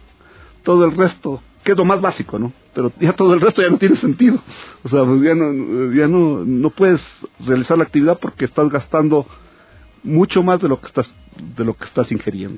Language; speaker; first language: Spanish; native; Spanish